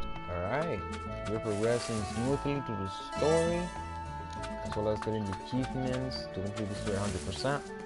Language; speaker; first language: English; early bilingual, other home language; Spanish